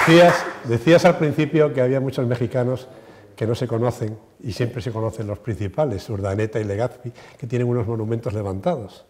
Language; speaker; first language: Spanish; native; Spanish